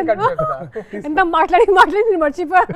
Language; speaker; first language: Telugu; non-native, fluent; Hindi